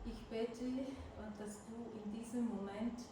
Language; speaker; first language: German; non-native, fluent; Bulgarian